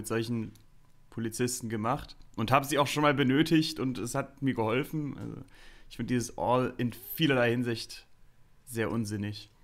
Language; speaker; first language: German; native; German